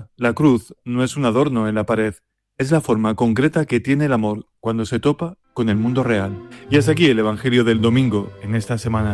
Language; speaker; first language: Spanish; native; Spanish